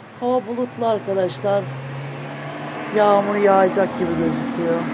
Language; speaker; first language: Turkish; native; Turkish